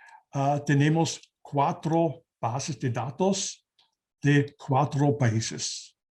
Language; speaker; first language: Spanish; non-native, learner; German